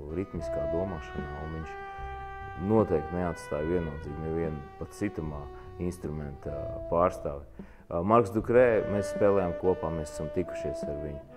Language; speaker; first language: Latvian; non-native, local second language; Russian